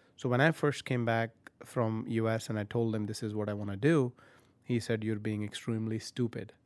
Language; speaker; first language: English; non-native, local second language; Punjabi